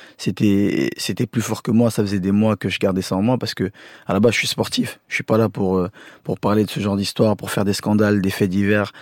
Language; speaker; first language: French; early bilingual, other home language; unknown